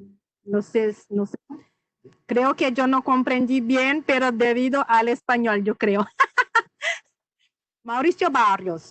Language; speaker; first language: Spanish; non-native, fluent; Portuguese